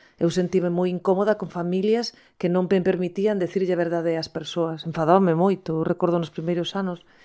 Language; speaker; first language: Galician; non-native, local second language; Spanish